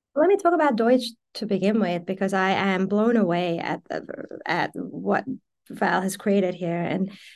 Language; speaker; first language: English; early bilingual, other home language; Persian